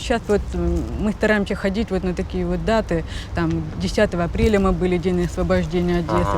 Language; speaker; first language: Russian; native; Russian